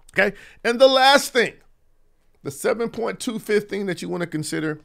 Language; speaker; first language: English; native; English